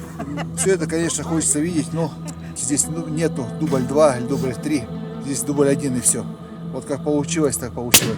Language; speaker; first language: Russian; native; Russian